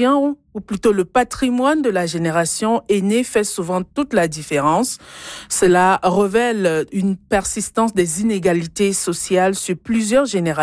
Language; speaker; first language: French; non-native, local second language; Ghomala